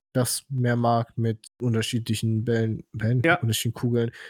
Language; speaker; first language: German; non-native, fluent; Polish